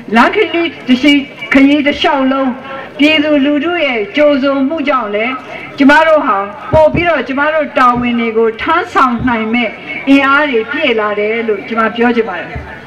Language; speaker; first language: Burmese; native; Burmese